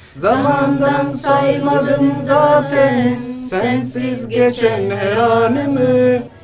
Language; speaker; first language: Turkish; non-native, learner; Somali